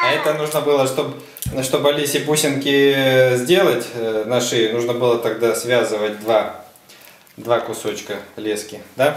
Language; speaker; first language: Russian; native; Russian